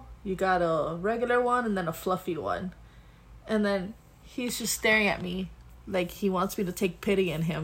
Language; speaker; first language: English; early bilingual, other home language; Spanish